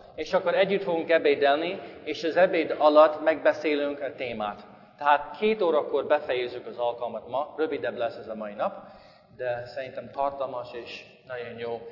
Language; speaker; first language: Hungarian; non-native, learner; English